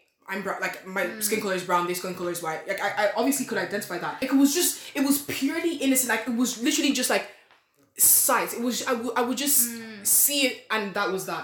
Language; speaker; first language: English; native; English